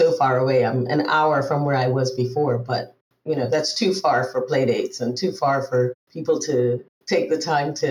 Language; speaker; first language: English; native; English